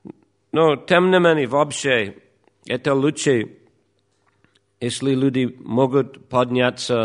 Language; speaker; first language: Russian; non-native, fluent; English